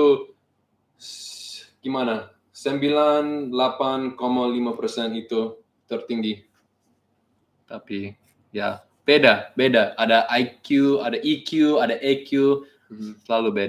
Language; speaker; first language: Indonesian; non-native, learner; English